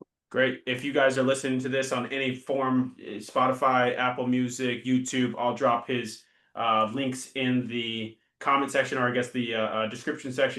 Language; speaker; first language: English; native; English